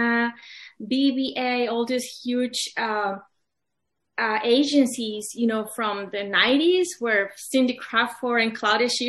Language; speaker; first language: English; non-native, fluent; Spanish